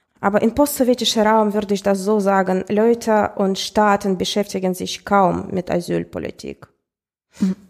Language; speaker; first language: German; non-native, fluent; Russian